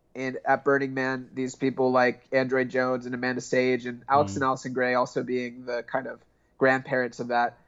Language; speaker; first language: English; native; English